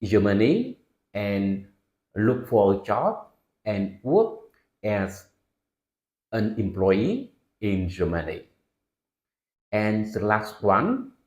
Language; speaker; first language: English; non-native, fluent; Vietnamese